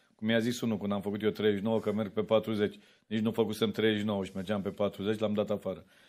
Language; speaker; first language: Romanian; native; Romanian